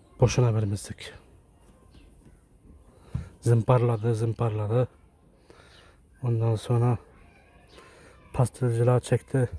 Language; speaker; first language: Turkish; early bilingual, heritage; Turkish